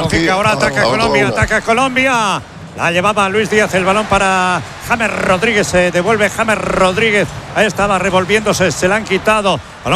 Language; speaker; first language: Spanish; native; Spanish